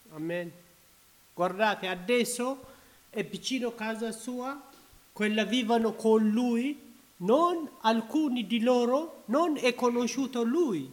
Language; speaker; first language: Italian; non-native, learner; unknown